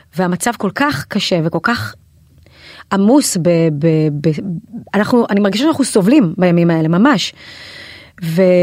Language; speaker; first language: Hebrew; native; Hebrew